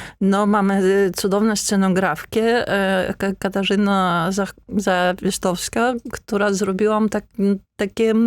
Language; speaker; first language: Polish; non-native, fluent; Ukrainian